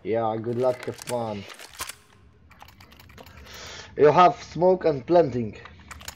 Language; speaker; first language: English; non-native, learner; Polish